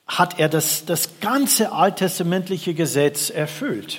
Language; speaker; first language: German; non-native, fluent; English